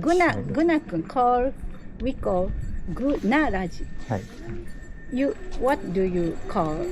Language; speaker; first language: English; non-native, learner; Japanese